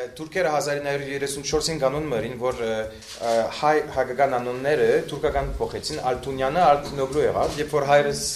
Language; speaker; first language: Armenian; early bilingual, heritage; Armenian